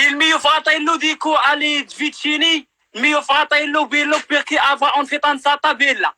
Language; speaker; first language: Italian; non-native, learner; Arabic